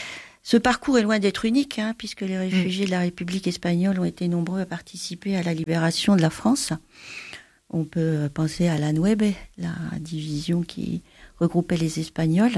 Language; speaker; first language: French; native; French